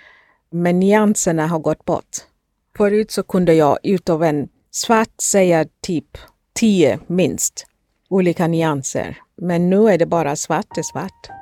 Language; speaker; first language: Swedish; non-native, fluent; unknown